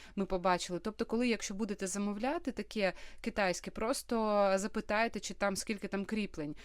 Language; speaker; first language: Ukrainian; native; Ukrainian